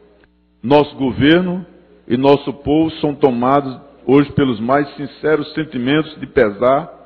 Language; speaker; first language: Portuguese; native; Portuguese